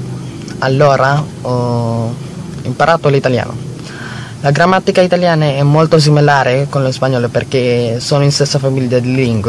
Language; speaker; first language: Italian; non-native, learner; Filipino